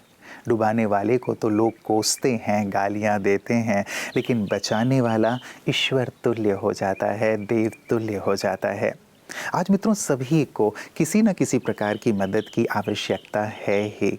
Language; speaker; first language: Hindi; native; Hindi